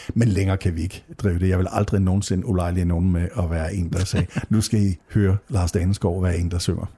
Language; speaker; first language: Danish; native; Danish